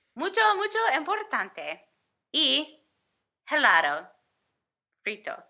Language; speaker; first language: Spanish; non-native, learner; English